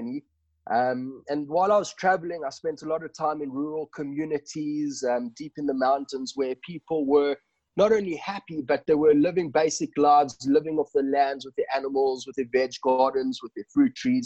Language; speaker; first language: English; native; English